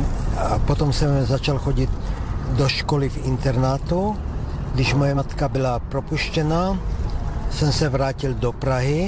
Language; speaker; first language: Czech; early bilingual, heritage; Czech